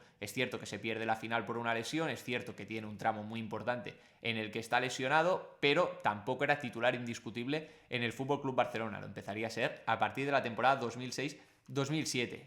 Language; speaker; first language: Spanish; native; Spanish